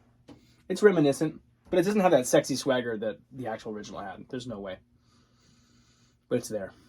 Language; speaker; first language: English; native; English